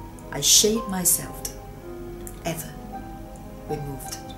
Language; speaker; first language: English; non-native, local second language; Cantonese